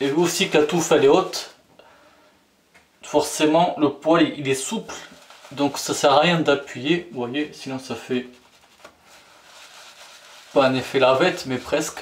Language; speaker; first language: French; native; French